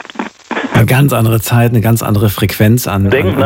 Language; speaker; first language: German; native; German